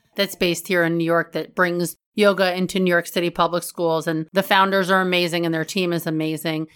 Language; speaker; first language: English; native; English